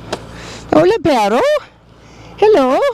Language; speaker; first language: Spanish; non-native, learner; English